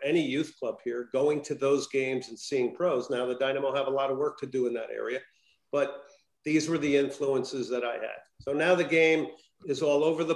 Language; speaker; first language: English; native; English